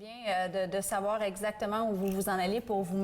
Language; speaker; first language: French; native; French